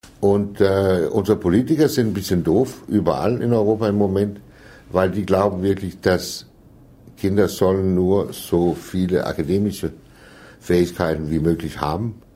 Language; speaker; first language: German; non-native, fluent; Danish